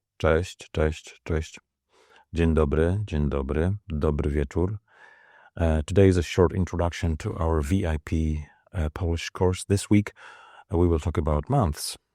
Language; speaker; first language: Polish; native; Polish